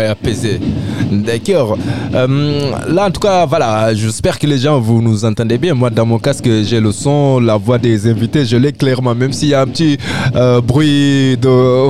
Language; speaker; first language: French; native; French